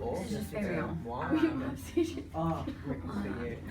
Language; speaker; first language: French; non-native, learner; English